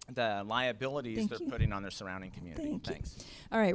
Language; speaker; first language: English; native; English